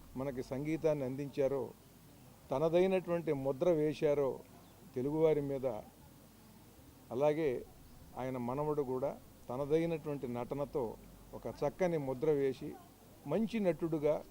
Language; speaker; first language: Telugu; native; Telugu